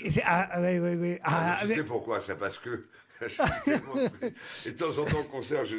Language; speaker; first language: French; native; French